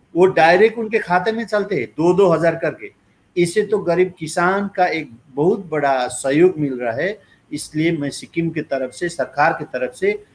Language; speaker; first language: Hindi; non-native, local second language; Nepali